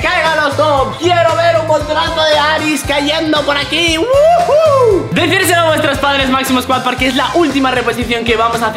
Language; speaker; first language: Spanish; native; Spanish